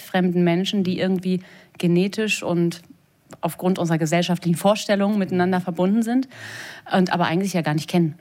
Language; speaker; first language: German; native; German